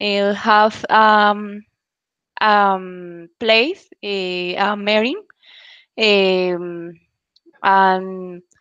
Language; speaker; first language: English; non-native, learner; Spanish